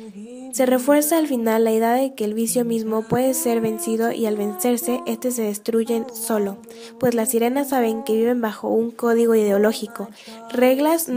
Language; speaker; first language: Spanish; native; Spanish